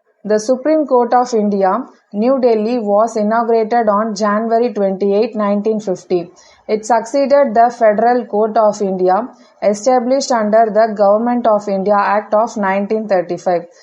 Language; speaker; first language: English; non-native, local second language; Tamil